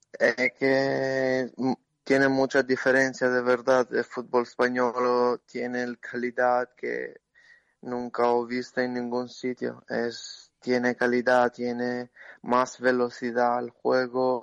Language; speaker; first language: Spanish; non-native, learner; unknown